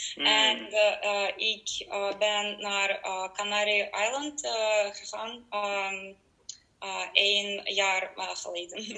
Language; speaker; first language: Dutch; non-native, learner; Russian